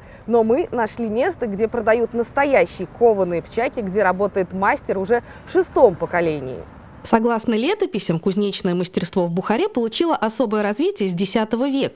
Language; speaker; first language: Russian; native; Russian